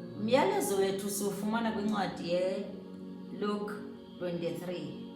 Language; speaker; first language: Xhosa; non-native, local second language; Zulu